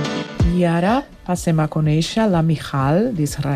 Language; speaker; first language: Catalan; non-native, learner; Portuguese